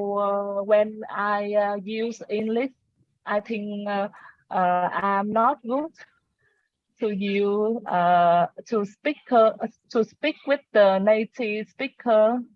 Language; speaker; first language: English; non-native, learner; Vietnamese